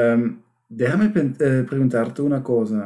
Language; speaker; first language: Spanish; non-native, fluent; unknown